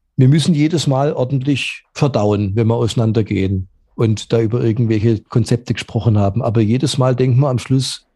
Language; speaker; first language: German; native; German